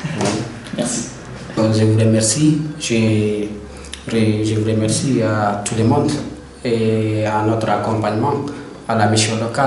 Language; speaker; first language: French; non-native, learner; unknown